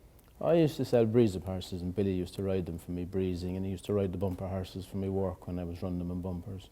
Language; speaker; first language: English; native; English